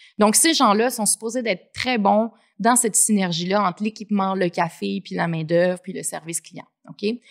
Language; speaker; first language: French; native; French